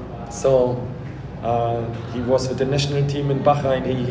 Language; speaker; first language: English; non-native, fluent; German